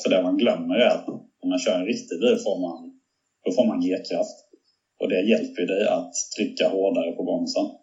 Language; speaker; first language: Swedish; native; Swedish